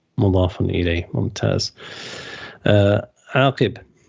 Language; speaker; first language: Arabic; non-native, fluent; English